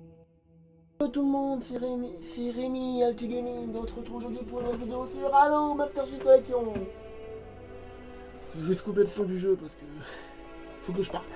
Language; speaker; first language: French; native; French